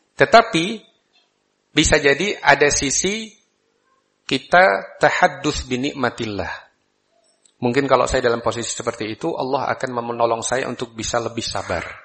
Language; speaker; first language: Malay; non-native, local second language; Javanese